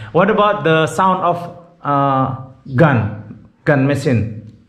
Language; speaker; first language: English; non-native, learner; Indonesian